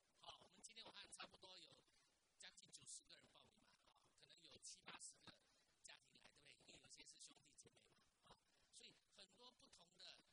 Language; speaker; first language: Chinese; native; Chinese